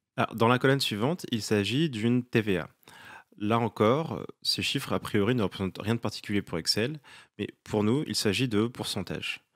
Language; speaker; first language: French; native; French